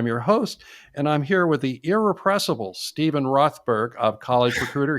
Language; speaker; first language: English; native; English